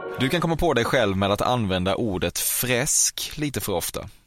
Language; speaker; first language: Swedish; native; Swedish